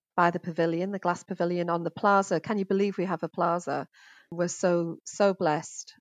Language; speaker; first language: English; native; English